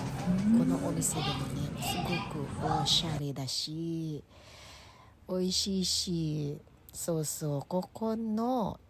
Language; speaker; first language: Japanese; non-native, fluent; Filipino